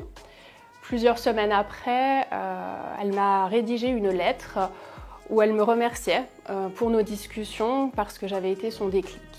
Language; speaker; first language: French; native; French